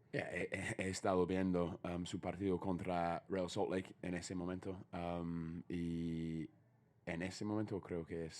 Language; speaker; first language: Spanish; non-native, fluent; English